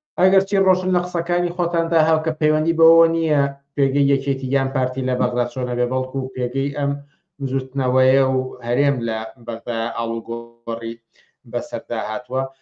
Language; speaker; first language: Central Kurdish; native; Central Kurdish